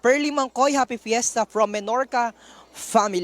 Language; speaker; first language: English; non-native, local second language; Filipino